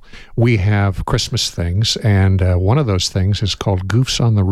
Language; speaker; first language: English; native; English